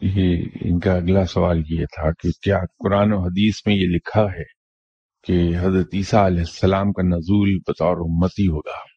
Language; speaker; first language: Urdu; non-native, local second language; Punjabi